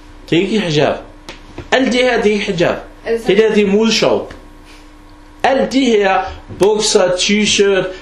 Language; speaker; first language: Danish; non-native, fluent; Arabic